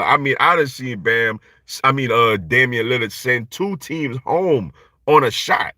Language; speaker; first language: English; native; English